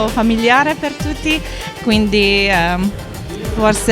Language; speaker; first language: Italian; non-native, learner; Armenian